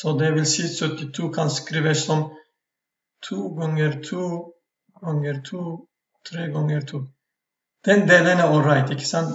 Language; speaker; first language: Norwegian; non-native, fluent; Turkish